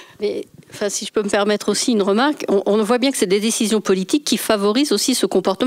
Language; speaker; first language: French; native; French